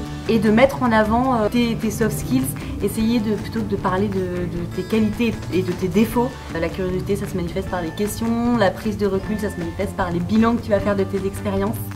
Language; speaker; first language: French; native; French